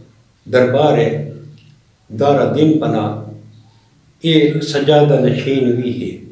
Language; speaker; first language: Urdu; non-native, local second language; Saraiki